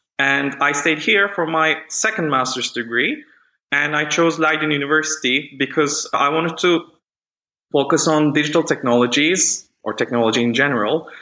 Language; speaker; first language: English; non-native, fluent; Turkish